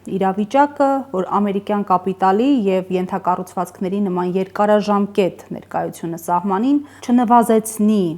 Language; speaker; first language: Armenian; native; Armenian